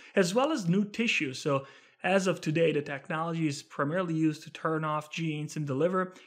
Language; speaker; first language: English; non-native, fluent; Italian